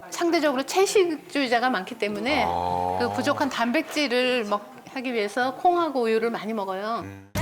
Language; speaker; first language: Korean; native; Korean